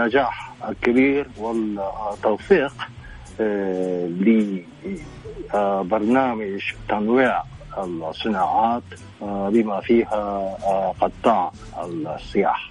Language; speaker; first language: Arabic; non-native, fluent; Japanese